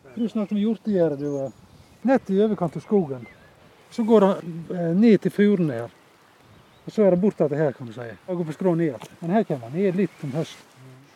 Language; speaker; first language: Norwegian; native; Norwegian